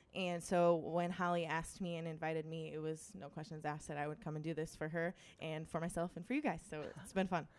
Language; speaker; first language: English; native; English